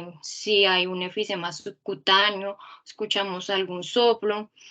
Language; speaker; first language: Spanish; native; Spanish